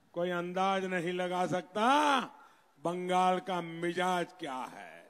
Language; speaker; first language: Hindi; non-native, local second language; Gujarati